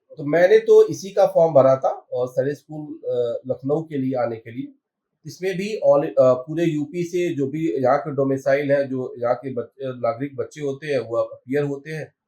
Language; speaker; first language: Hindi; native; Hindi